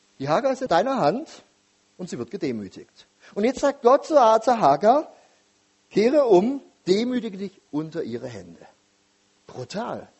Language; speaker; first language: German; native; German